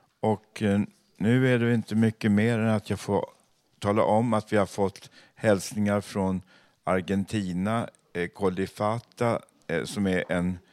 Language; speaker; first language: Swedish; native; Swedish